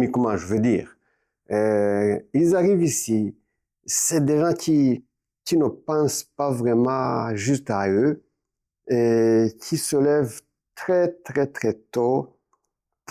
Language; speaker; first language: French; non-native, local second language; Kinyarwanda